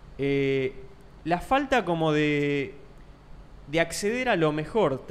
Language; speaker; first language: Spanish; native; Spanish